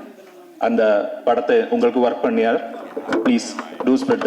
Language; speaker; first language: Tamil; non-native, learner; Malayalam